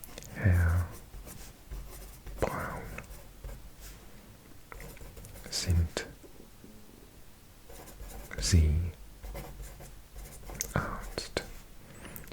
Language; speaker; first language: German; non-native, learner; English